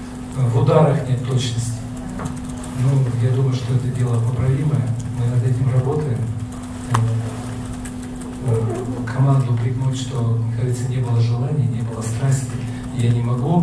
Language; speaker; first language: Russian; native; Russian